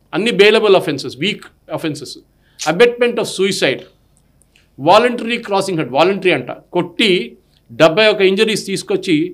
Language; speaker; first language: Telugu; non-native, local second language; Malayalam